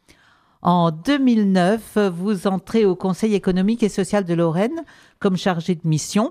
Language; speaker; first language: French; native; French